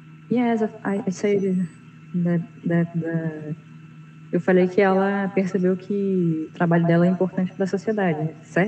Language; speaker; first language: Portuguese; native; Portuguese